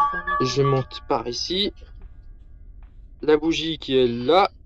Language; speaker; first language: French; native; French